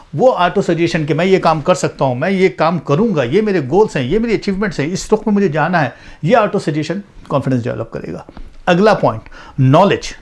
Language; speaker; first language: Urdu; native; Urdu